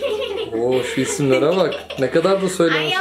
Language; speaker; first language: Turkish; native; Turkish